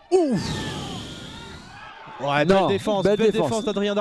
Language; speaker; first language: French; native; French